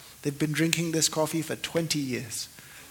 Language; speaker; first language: English; native; English